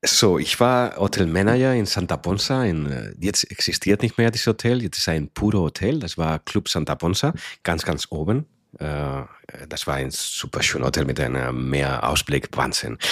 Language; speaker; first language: German; non-native, fluent; Spanish